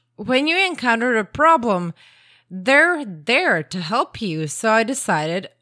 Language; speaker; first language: English; non-native, fluent; Croatian